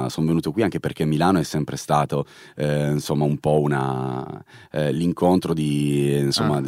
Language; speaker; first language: Italian; native; Italian